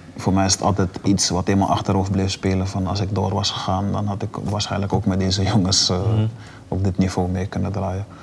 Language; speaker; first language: Dutch; native; Dutch